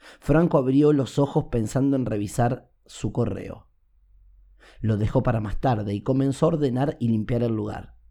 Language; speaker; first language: Spanish; native; Spanish